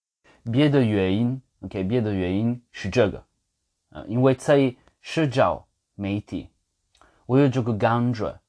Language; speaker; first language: Chinese; non-native, fluent; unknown